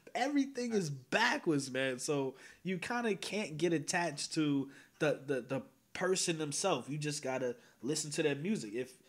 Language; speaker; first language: English; native; English